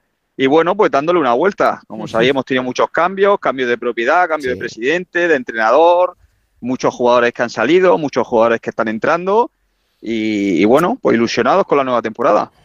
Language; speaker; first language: Spanish; native; Spanish